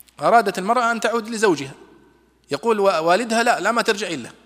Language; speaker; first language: Arabic; native; Arabic